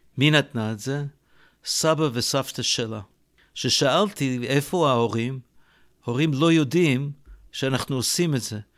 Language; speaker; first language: Hebrew; non-native, fluent; English